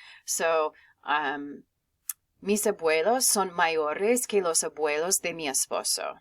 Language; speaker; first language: Spanish; non-native, fluent; English